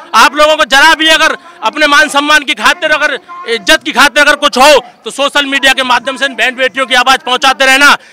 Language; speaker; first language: Hindi; native; Hindi